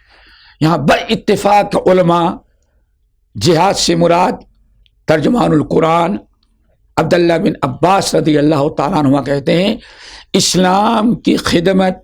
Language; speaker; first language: Urdu; native; Urdu